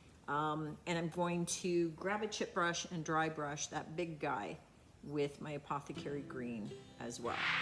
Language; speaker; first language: English; native; English